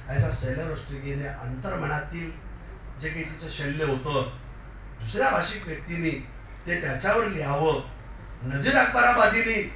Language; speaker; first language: Marathi; non-native, local second language; Lambadi